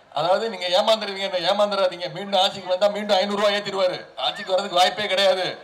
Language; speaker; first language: Tamil; native; Tamil